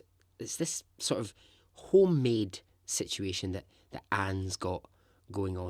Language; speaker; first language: English; native; English